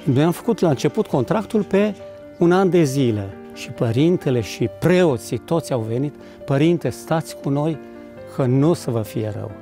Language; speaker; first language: Romanian; non-native, local second language; Ukrainian